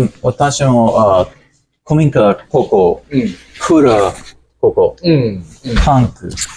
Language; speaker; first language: Japanese; non-native, learner; English